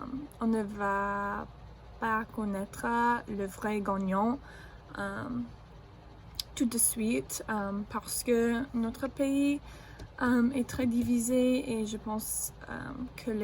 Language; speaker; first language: French; non-native, learner; English